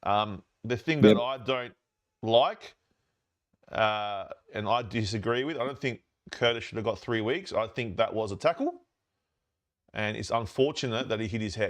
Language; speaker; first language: English; native; English